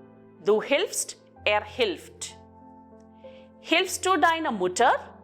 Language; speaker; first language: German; non-native, fluent; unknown